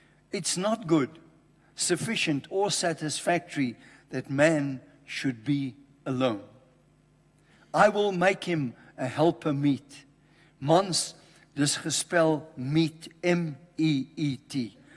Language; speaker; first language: English; native; English